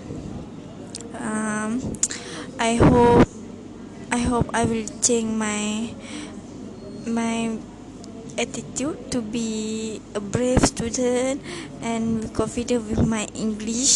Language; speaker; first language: English; non-native, local second language; Malay